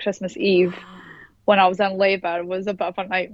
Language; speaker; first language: English; native; English